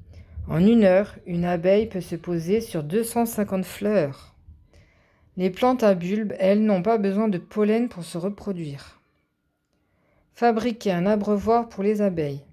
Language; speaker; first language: French; native; French